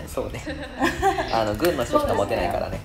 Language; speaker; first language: Japanese; native; Japanese